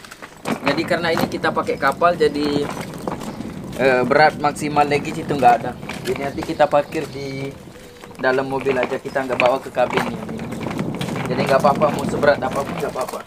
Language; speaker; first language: Indonesian; non-native, local second language; Sasak